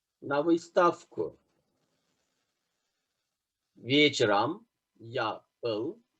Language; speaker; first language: Russian; non-native, fluent; Turkish